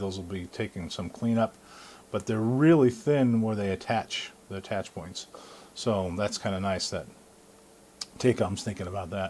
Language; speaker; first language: English; native; English